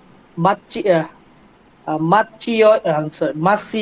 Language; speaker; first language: Korean; non-native, learner; Bangla